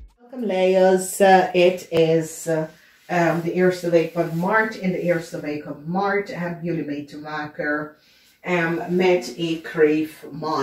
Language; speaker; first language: Dutch; non-native, fluent; English